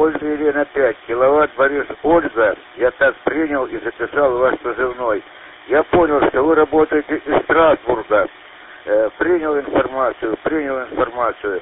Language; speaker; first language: Russian; native; Russian